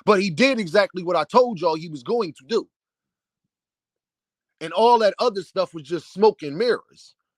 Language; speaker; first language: English; native; English